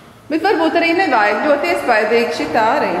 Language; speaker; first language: Latvian; native; Latvian